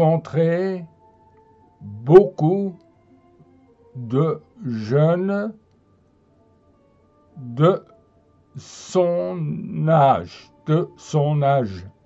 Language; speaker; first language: French; non-native, fluent; German